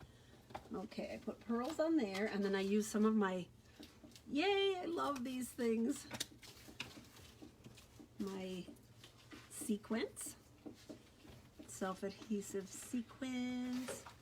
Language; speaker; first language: English; native; English